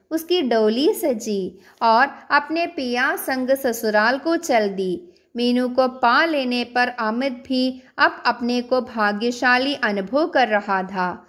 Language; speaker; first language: Hindi; non-native, local second language; Malayalam